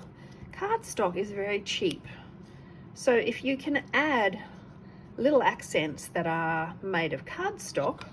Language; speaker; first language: English; native; English